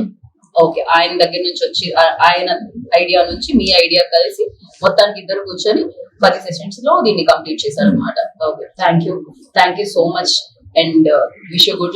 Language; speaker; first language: Telugu; native; Telugu